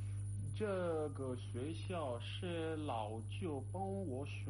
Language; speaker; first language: Chinese; non-native, learner; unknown